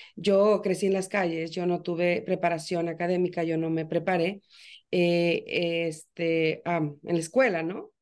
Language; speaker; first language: Spanish; native; Spanish